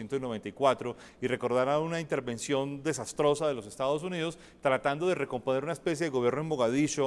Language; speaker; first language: Spanish; native; Spanish